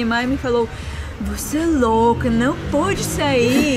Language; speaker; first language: Portuguese; non-native, learner; Russian